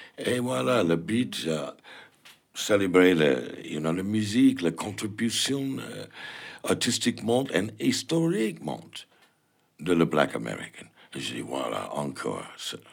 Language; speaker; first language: French; non-native, learner; English